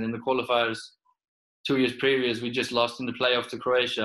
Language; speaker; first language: English; non-native, fluent; Icelandic